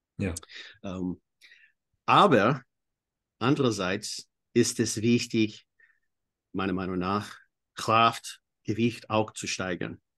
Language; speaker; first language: German; non-native, fluent; English